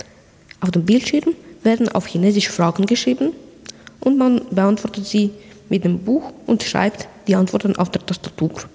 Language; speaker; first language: German; non-native, local second language; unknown